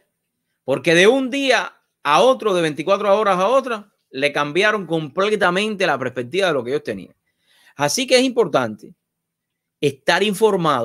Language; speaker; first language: Spanish; native; Spanish